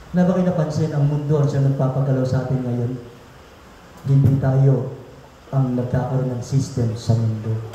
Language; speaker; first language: Filipino; non-native, local second language; Pampanga